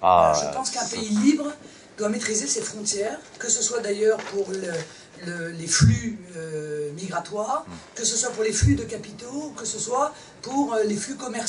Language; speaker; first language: French; native; French